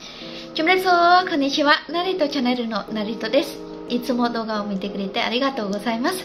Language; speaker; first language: Japanese; non-native, fluent; Khmer